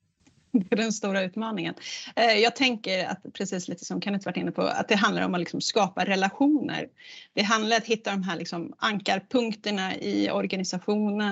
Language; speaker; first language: Swedish; native; Swedish